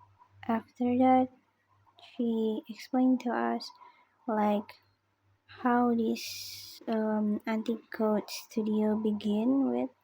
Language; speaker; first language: English; non-native, learner; Indonesian